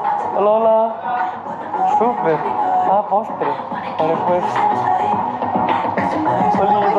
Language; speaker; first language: Spanish; non-native, learner; Thai